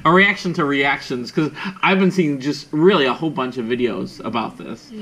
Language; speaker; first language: English; native; English